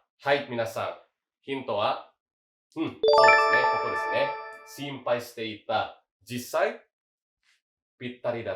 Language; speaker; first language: Japanese; non-native, fluent; Indonesian